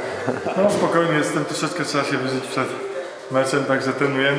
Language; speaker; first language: Polish; native; Polish